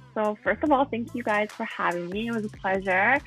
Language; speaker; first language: English; native; English